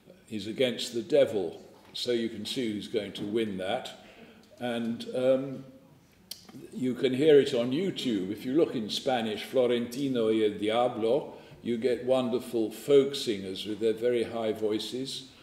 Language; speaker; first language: English; native; English